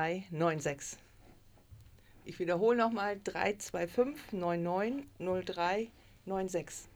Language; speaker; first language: German; native; German